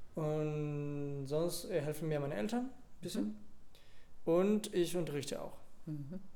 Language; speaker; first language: German; non-native, fluent; Spanish